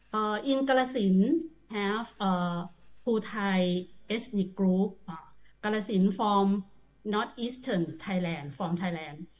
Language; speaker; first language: English; non-native, learner; Thai